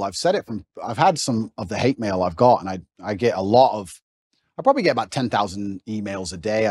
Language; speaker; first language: English; native; English